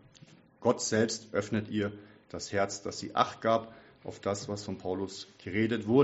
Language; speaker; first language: German; native; German